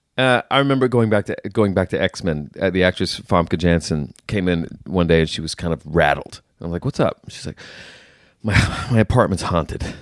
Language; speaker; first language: English; native; English